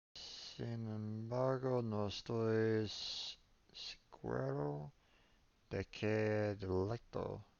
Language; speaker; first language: Spanish; non-native, learner; English